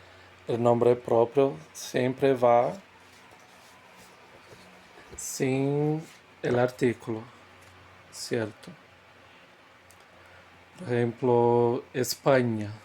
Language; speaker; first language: Spanish; non-native, fluent; Portuguese